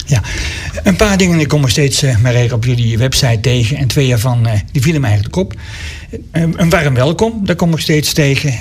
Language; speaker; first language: Dutch; native; Dutch